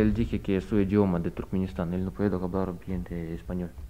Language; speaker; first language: Spanish; non-native, learner; Russian